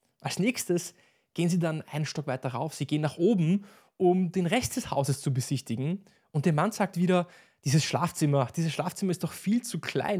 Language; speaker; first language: German; native; German